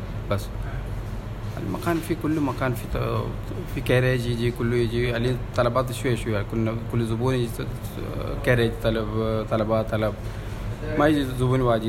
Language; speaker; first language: Arabic; non-native, learner; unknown